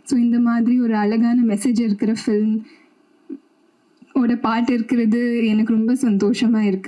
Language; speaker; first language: Tamil; non-native, learner; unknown